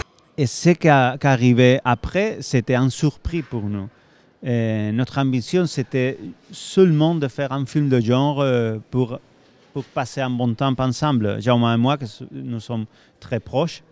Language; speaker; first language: French; non-native, fluent; Spanish